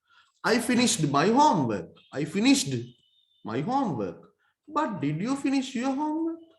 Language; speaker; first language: English; non-native, local second language; Sinhala